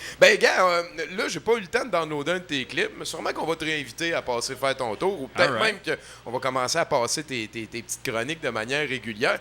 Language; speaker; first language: French; native; French